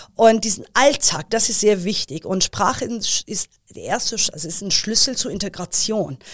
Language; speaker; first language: German; early bilingual, other home language; Persian